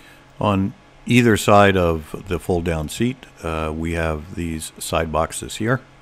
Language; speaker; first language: English; native; English